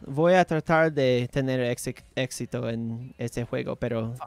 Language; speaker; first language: Spanish; non-native, learner; English